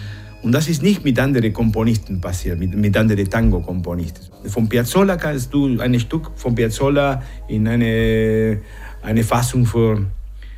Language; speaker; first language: German; non-native, fluent; Spanish